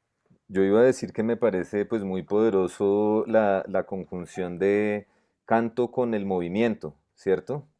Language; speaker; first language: Spanish; native; Spanish